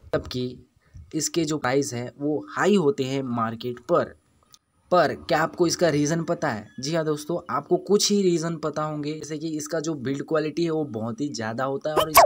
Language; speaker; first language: Hindi; native; Hindi